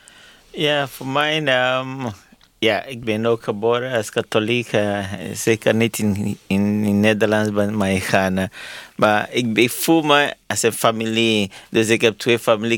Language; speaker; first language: Dutch; non-native, learner; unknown